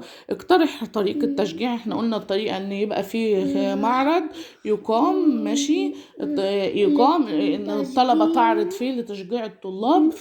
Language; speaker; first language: Arabic; native; Arabic